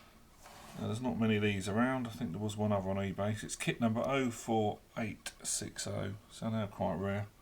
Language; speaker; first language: English; native; English